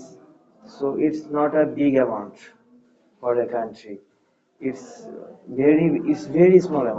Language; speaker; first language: English; non-native, learner; Bangla